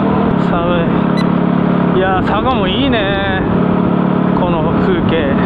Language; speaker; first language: Japanese; native; Japanese